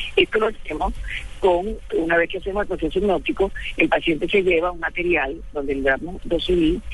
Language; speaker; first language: Spanish; native; Spanish